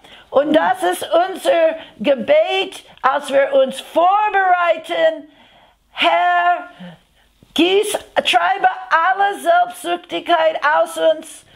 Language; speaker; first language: German; non-native, fluent; English